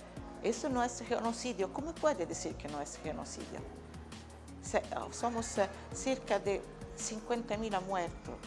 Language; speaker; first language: Spanish; non-native, learner; Italian